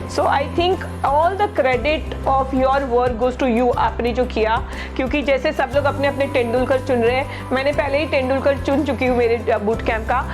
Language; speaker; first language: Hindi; non-native, local second language; Marathi